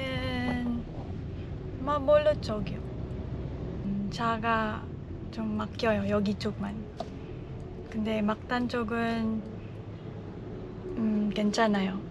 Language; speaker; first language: Korean; non-native, learner; Cebuano